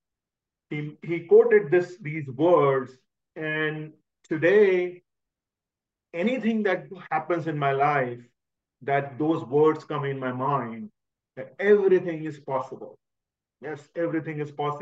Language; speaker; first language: English; non-native, local second language; Hindi